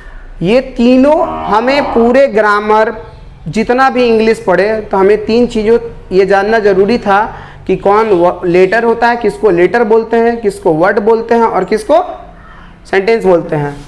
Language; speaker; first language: Hindi; native; Hindi